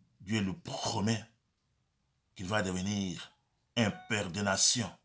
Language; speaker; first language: French; non-native, local second language; Lingala